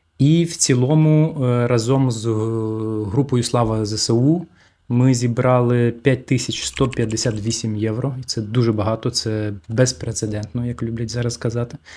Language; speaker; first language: Ukrainian; native; Ukrainian